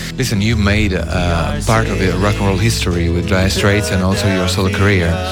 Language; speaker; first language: English; non-native, fluent; Italian